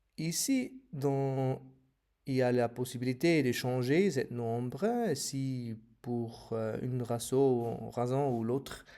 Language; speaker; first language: French; non-native, fluent; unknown